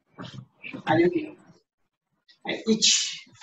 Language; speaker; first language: French; native; French